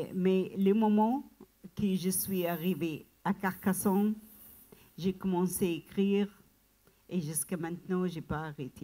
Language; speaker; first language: French; non-native, learner; Arabic